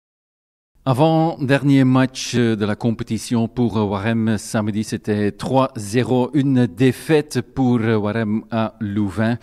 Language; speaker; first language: French; non-native, local second language; Dutch